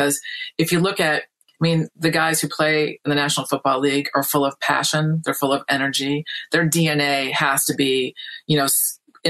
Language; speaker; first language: English; native; English